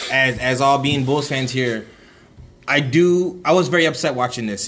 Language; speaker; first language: English; native; English